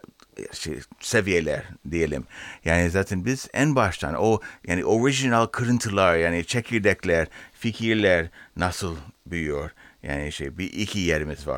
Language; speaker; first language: Turkish; non-native, learner; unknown